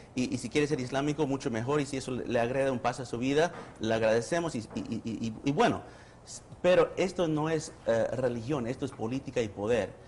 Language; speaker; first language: Spanish; early bilingual, heritage; Spanish